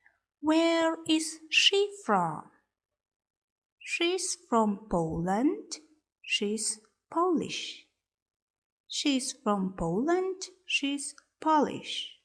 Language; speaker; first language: English; non-native, fluent; Kyrgyz